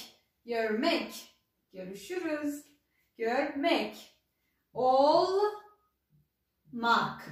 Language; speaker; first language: Turkish; non-native, fluent; Persian